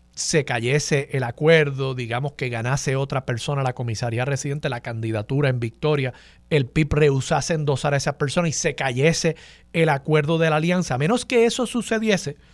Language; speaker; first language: Spanish; native; Spanish